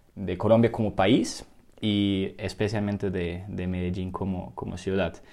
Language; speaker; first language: Spanish; non-native, fluent; German